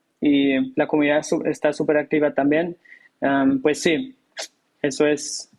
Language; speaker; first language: Spanish; non-native, fluent; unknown